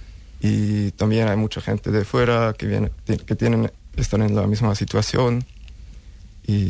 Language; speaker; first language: Spanish; non-native, fluent; German